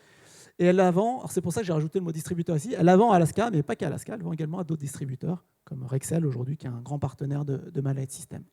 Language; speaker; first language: French; native; French